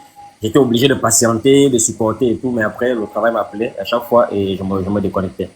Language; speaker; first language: French; non-native, local second language; Fang